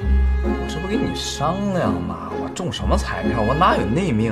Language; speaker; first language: Chinese; native; Chinese